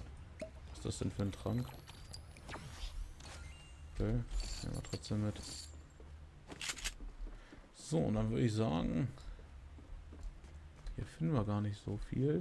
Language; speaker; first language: German; native; German